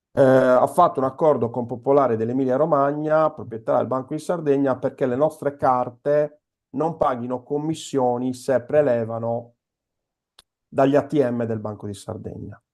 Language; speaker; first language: Italian; native; Italian